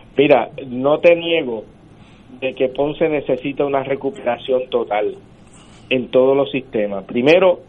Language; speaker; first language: Spanish; native; Spanish